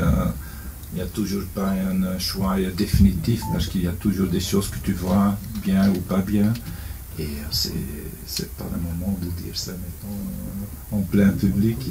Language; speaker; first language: French; non-native, local second language; Dutch